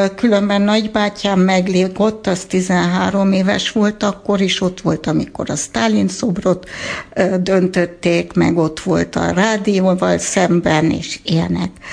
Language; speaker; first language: Hungarian; early bilingual, heritage; Hungarian